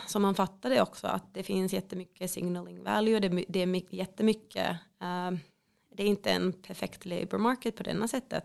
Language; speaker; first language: Swedish; non-native, fluent; Finnish